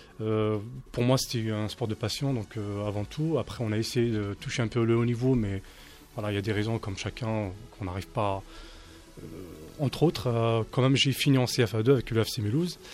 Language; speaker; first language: French; native; French